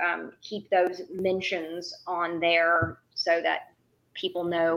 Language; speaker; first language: English; native; English